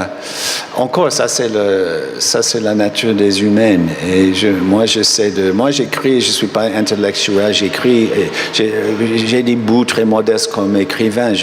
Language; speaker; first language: French; non-native, fluent; English